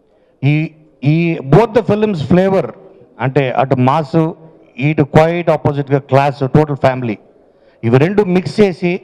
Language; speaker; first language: Telugu; native; Telugu